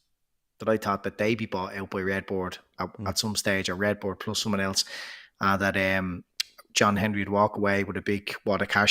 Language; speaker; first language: English; native; English